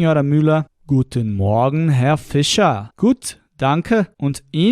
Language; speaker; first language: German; non-native, fluent; Portuguese